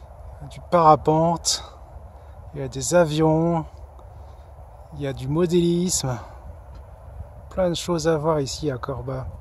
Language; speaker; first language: French; native; French